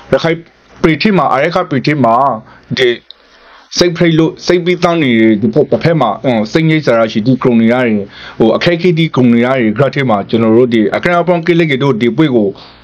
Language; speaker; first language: Burmese; native; Burmese